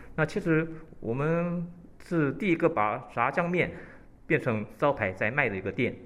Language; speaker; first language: Chinese; early bilingual, heritage; Chinese